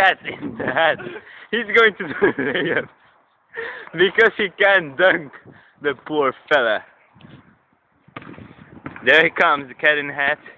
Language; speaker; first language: English; non-native, learner; Dutch